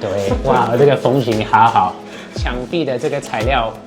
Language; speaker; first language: Chinese; non-native, fluent; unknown